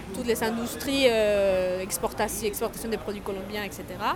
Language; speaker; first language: French; non-native, fluent; Spanish